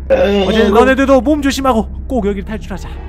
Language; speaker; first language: Korean; native; Korean